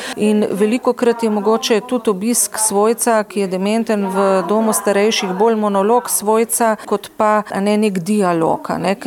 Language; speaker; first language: Slovenian; native; Slovenian